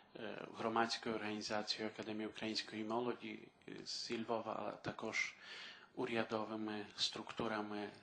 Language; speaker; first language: Ukrainian; early bilingual, heritage; Ukrainian